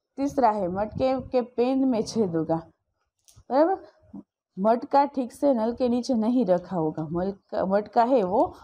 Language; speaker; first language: Hindi; non-native, local second language; Gujarati